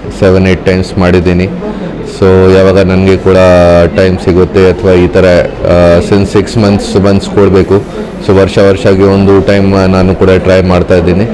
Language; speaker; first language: Kannada; non-native, fluent; Hindi